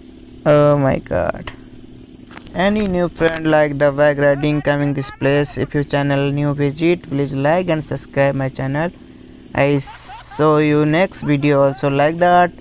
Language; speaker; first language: English; non-native, learner; Nepali